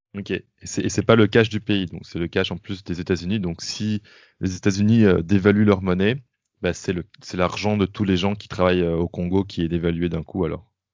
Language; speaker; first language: French; native; French